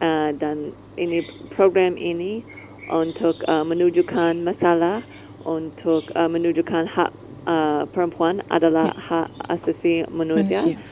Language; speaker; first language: Indonesian; non-native, learner; English